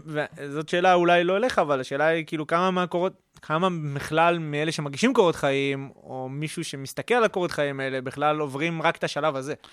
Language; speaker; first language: Hebrew; native; Hebrew